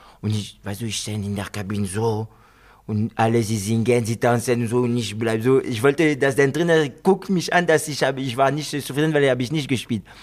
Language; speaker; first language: German; non-native, fluent; French